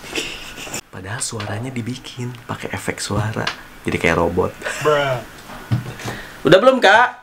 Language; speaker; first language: Indonesian; native; Indonesian